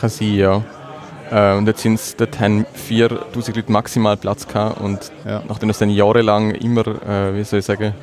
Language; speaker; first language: German; native; German